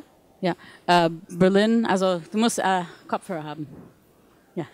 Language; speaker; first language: German; non-native, fluent; English